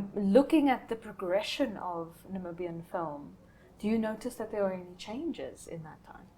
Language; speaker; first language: English; non-native, local second language; Afrikaans